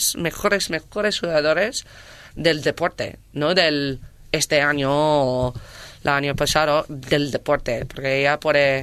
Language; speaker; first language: Spanish; non-native, learner; English